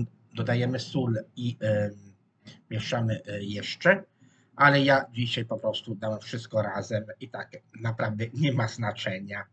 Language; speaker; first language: Polish; non-native, fluent; Italian